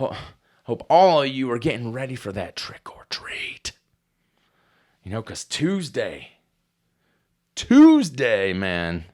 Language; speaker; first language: English; native; English